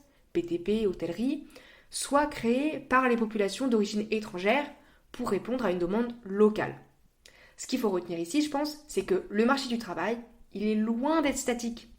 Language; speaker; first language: French; native; French